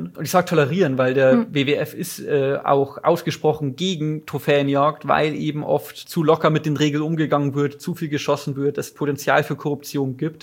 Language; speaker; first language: German; native; German